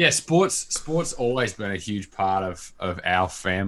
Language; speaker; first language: English; native; English